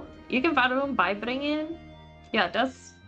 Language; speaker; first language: German; non-native, learner; English